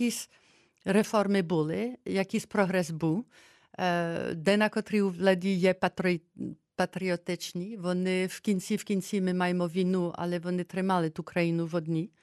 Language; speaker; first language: Ukrainian; early bilingual, heritage; Ukrainian